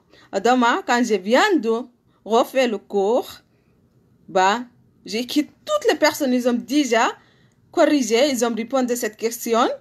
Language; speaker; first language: French; non-native, learner; Arabic